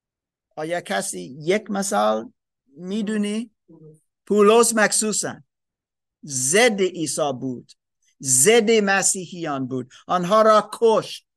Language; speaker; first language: Persian; non-native, learner; English